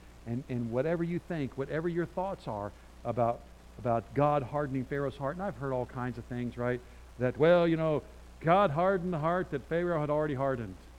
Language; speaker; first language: English; native; English